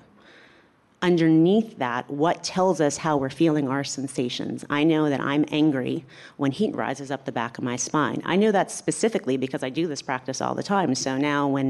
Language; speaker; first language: English; native; English